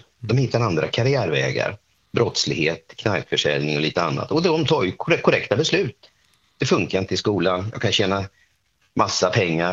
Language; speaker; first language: Swedish; native; Swedish